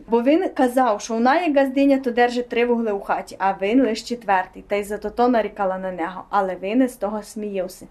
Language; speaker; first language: Ukrainian; native; Ukrainian